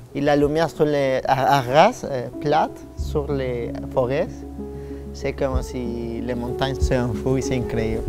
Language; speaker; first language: French; non-native, learner; Spanish